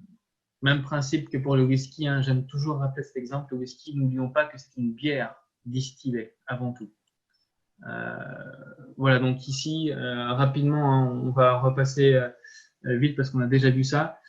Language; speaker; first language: French; native; French